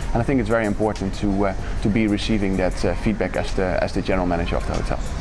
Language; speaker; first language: English; non-native, fluent; Dutch